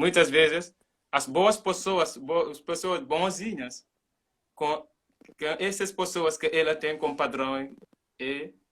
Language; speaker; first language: Portuguese; non-native, learner; Mandingo